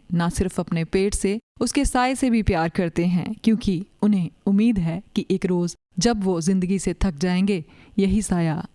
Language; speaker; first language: Hindi; non-native, local second language; Punjabi